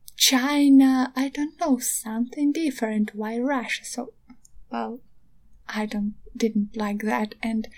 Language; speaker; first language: English; non-native, learner; Ukrainian